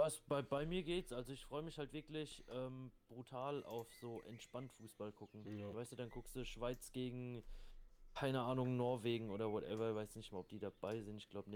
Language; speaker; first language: German; native; German